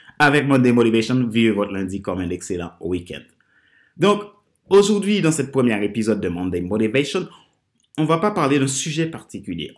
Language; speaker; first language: French; non-native, local second language; Haitian Creole